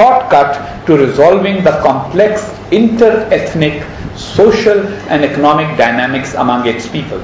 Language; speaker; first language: English; non-native, local second language; Urdu